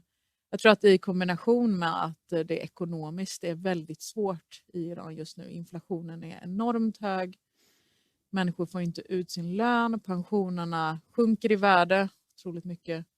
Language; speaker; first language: Swedish; early bilingual, other home language; Persian